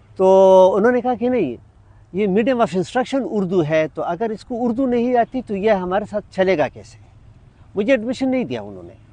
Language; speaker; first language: Urdu; non-native, local second language; Pashto